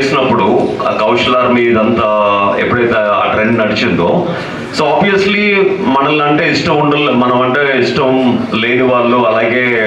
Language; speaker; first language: Telugu; native; Telugu